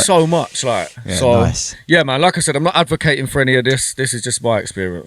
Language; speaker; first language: English; native; English